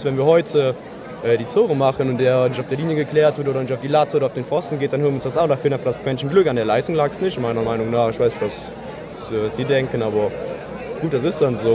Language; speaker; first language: German; native; German